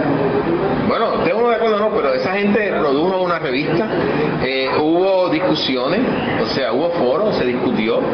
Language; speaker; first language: Spanish; native; Spanish